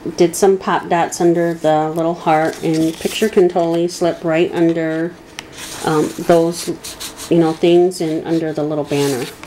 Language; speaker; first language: English; native; English